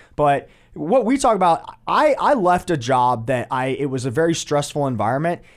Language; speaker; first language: English; native; English